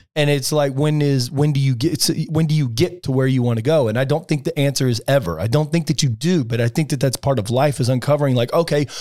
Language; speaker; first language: English; native; English